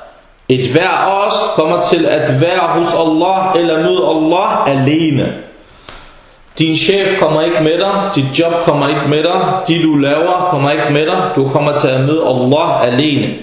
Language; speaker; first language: Danish; early bilingual, other home language; Arabic